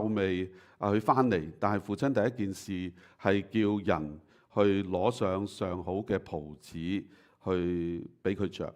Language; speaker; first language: Chinese; native; Chinese